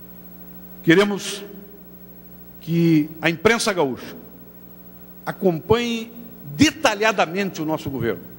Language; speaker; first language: Portuguese; native; Portuguese